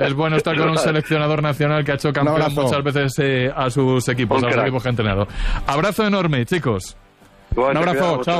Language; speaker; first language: Spanish; native; Spanish